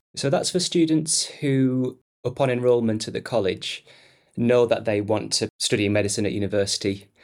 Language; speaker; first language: English; native; English